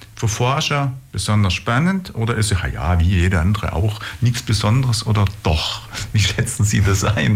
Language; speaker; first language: German; native; German